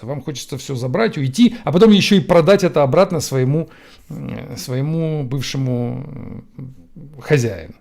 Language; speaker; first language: Russian; native; Russian